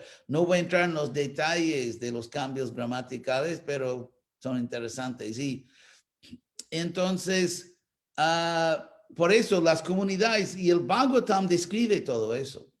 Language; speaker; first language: Spanish; non-native, fluent; English